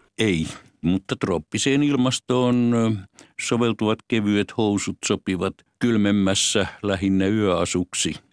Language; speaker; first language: Finnish; native; Finnish